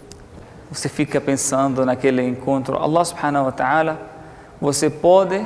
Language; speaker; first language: Portuguese; non-native, fluent; Arabic